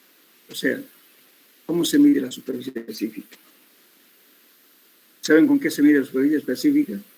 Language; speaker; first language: Spanish; native; Spanish